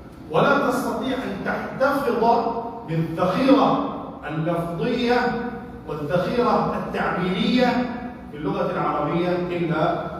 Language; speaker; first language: Arabic; non-native, fluent; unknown